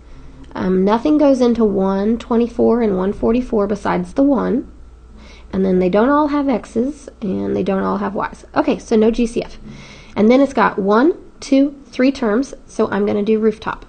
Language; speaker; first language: English; native; English